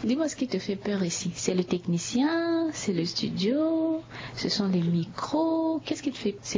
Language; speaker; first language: French; non-native, local second language; Sango